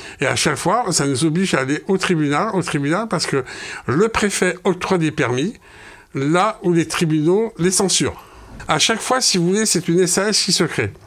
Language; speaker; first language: French; native; French